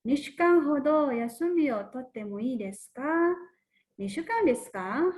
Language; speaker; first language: Japanese; non-native, learner; Indonesian